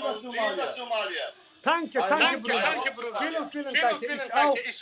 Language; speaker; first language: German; non-native, learner; Somali